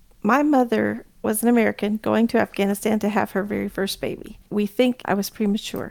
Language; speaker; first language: English; native; English